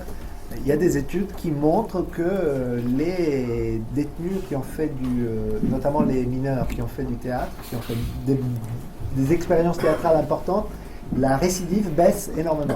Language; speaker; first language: French; non-native, fluent; Italian